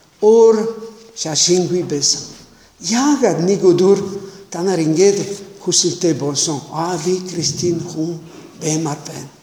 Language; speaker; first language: Mongolian; non-native, learner; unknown